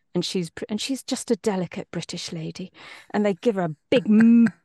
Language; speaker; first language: English; native; English